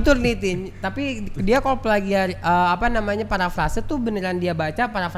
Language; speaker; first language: Indonesian; native; Indonesian